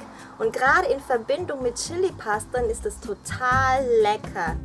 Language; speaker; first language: German; early bilingual, other home language; Thai